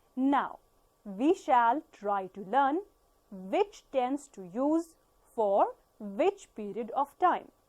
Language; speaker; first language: English; non-native, local second language; Punjabi